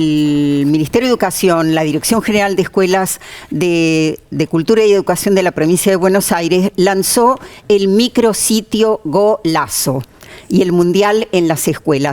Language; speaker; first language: Spanish; native; Spanish